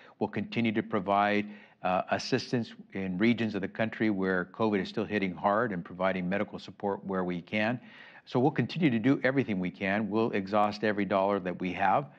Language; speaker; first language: English; early bilingual, other home language; Spanish